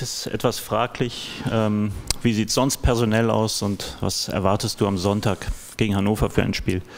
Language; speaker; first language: German; native; German